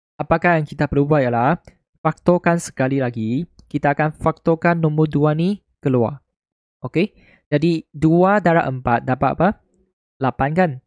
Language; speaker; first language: Malay; non-native, local second language; Chinese